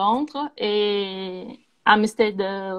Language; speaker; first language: French; non-native, learner; Portuguese